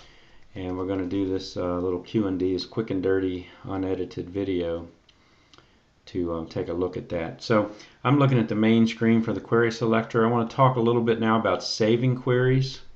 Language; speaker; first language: English; native; English